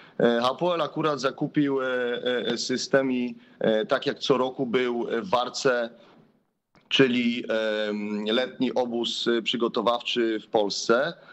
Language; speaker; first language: Polish; native; Polish